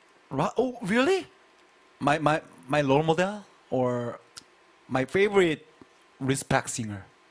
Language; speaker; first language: English; non-native, learner; Korean